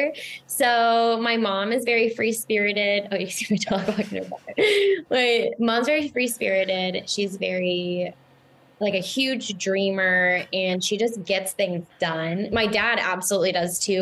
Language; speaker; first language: English; native; English